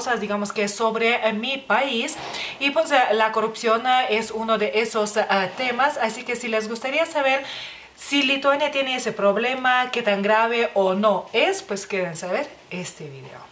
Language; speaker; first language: Spanish; non-native, fluent; Lithuanian